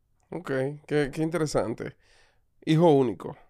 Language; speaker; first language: Spanish; native; Spanish